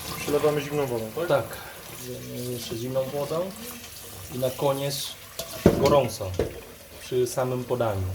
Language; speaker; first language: Polish; non-native, fluent; Vietnamese